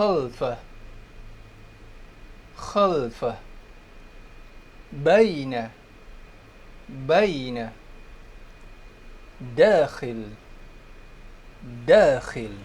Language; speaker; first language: Arabic; non-native, fluent; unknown